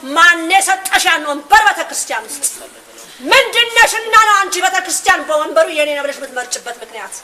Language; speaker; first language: Amharic; native; Amharic